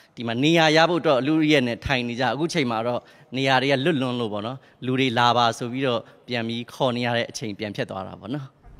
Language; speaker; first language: Burmese; native; Burmese